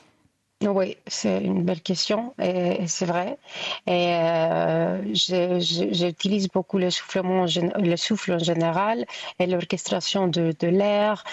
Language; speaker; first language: French; non-native, fluent; Greek